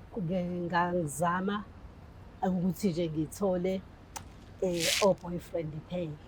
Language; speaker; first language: Zulu; non-native, local second language; Xhosa